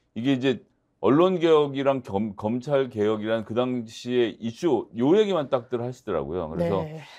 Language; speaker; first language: Korean; native; Korean